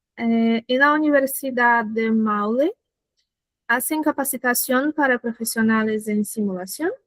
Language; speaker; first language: Spanish; non-native, fluent; Portuguese